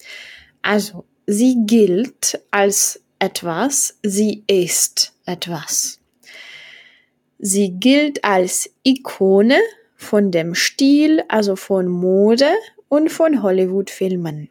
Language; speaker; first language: German; non-native, fluent; Czech